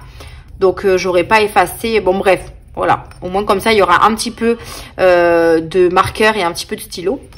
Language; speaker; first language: French; native; French